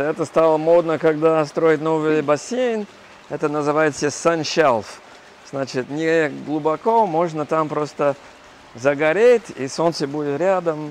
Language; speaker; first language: Russian; non-native, fluent; English